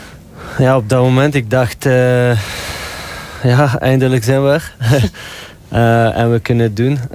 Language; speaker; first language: Dutch; non-native, local second language; French